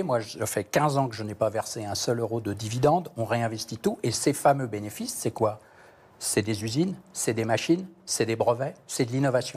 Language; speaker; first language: French; native; French